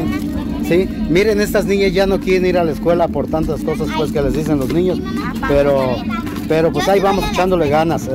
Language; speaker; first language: Spanish; native; Spanish